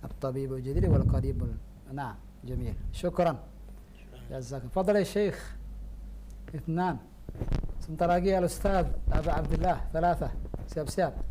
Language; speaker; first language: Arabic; non-native, fluent; Indonesian